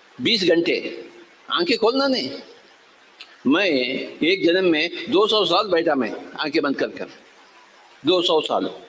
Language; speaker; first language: Hindi; non-native, local second language; Telugu